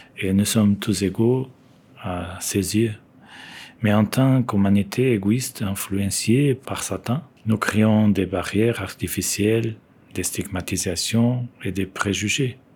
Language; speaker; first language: French; non-native, fluent; Portuguese